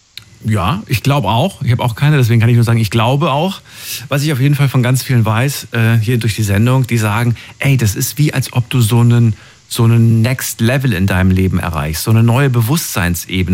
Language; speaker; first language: German; native; German